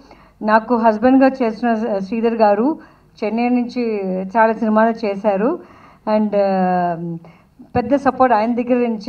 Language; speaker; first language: Telugu; non-native, fluent; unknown